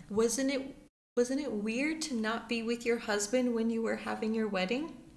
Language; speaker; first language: English; early bilingual, other home language; Persian